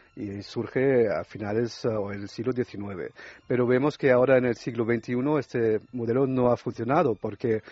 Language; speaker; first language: Spanish; non-native, fluent; French